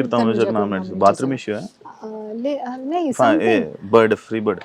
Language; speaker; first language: Telugu; native; Telugu